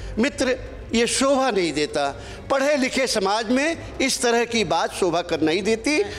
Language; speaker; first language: Hindi; native; Hindi